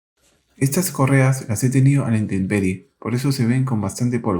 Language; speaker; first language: Spanish; native; Spanish